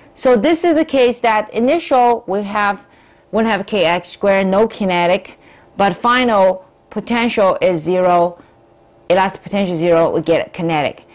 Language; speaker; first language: English; non-native, fluent; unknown